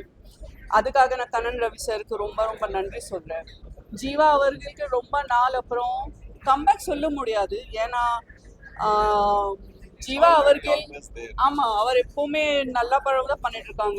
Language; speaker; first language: Tamil; non-native, fluent; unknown